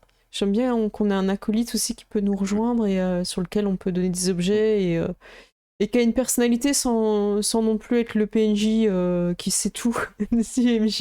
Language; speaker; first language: French; native; French